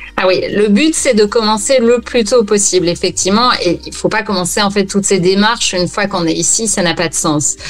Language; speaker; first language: French; native; French